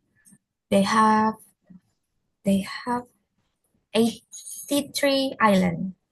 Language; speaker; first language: English; non-native, fluent; Indonesian